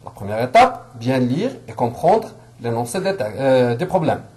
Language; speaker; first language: French; non-native, local second language; Arabic